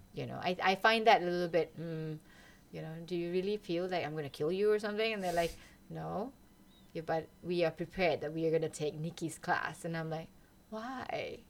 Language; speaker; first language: English; non-native, local second language; Malay